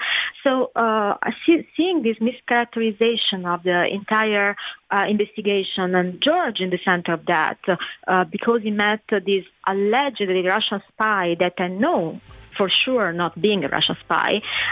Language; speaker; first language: English; non-native, fluent; Italian